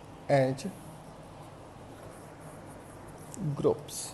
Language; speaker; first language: Hindi; native; Hindi